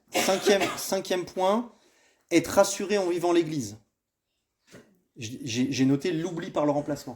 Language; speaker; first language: French; native; French